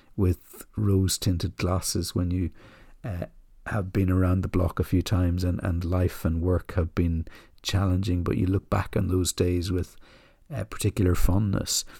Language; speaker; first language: English; native; English